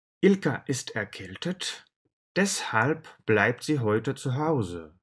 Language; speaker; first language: German; non-native, fluent; Russian